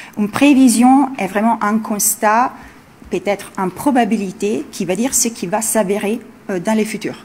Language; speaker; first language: French; non-native, fluent; Italian